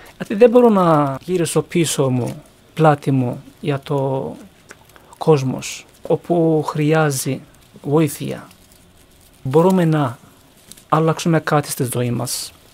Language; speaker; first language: Greek; non-native, learner; Turkish